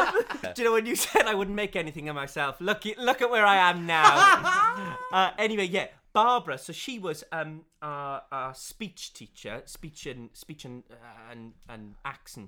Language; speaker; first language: English; native; English